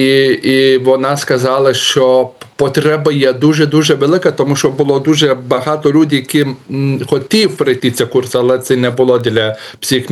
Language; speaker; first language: Ukrainian; non-native, learner; Lithuanian